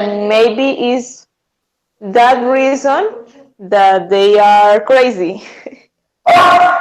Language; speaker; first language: English; non-native, learner; Spanish